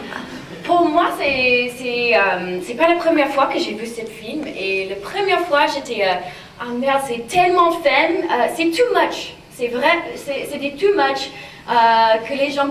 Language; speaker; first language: French; non-native, fluent; English